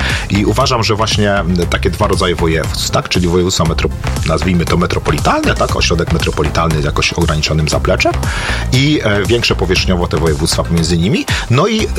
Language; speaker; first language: Polish; native; Polish